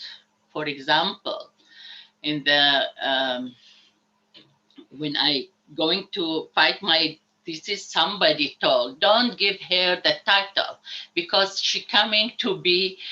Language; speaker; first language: English; non-native, learner; Arabic